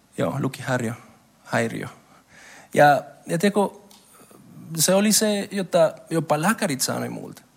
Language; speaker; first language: Finnish; non-native, fluent; Spanish